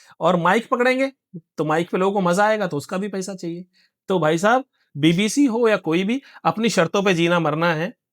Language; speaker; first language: Hindi; native; Hindi